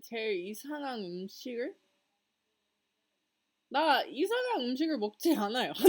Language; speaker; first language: Korean; non-native, learner; English